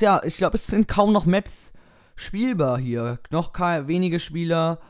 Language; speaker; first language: German; native; German